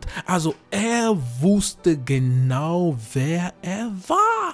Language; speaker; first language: German; non-native, fluent; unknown